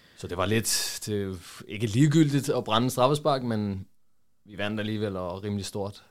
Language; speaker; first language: Danish; early bilingual, other home language; Portuguese